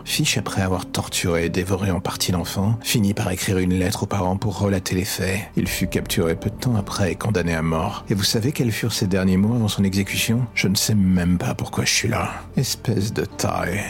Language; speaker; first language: French; native; French